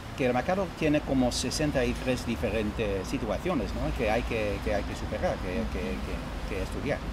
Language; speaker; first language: Spanish; non-native, fluent; Dutch